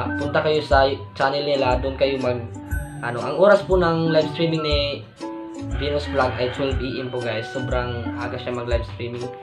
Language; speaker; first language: Filipino; non-native, local second language; Cebuano